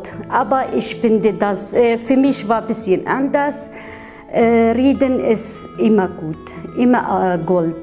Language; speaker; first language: German; non-native, learner; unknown